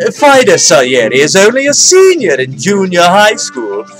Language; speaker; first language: English; native; English